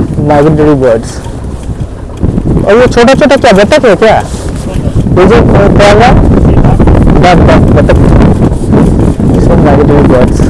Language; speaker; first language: Hindi; non-native, local second language; Bangla